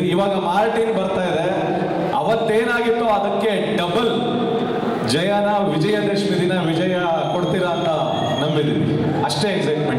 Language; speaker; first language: Kannada; native; Kannada